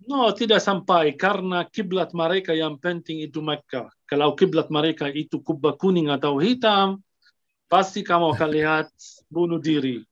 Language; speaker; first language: Indonesian; non-native, fluent; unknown